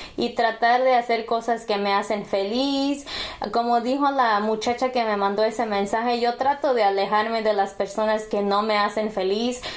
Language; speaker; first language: Spanish; early bilingual, heritage; Spanish